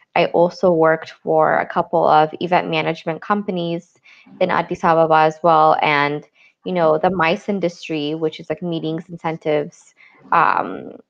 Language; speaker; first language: English; native; English